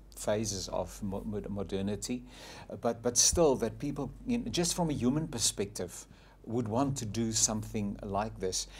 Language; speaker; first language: English; non-native, local second language; Afrikaans